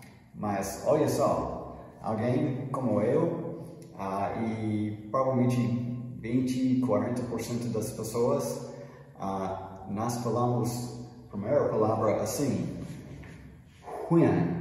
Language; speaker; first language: Portuguese; non-native, fluent; English